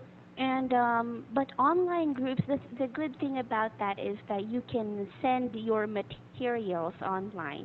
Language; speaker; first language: English; non-native, fluent; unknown